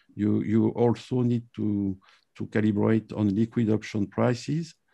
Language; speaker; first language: English; non-native, fluent; French